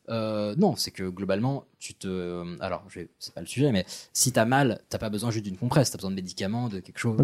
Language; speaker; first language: French; early bilingual, other home language; Arabic